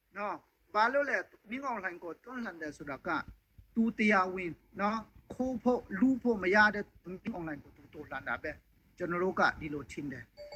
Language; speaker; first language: Burmese; non-native, local second language; Hakha Chin